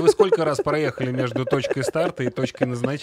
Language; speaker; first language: Russian; native; Russian